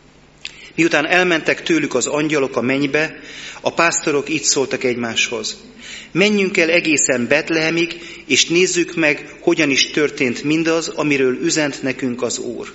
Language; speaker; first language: Hungarian; native; Hungarian